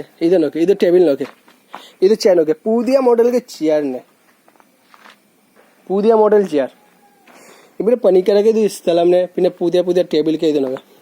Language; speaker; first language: Malayalam; non-native, learner; Hindi